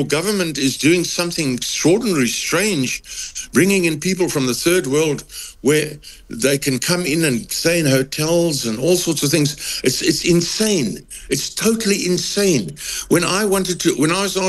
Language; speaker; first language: English; native; English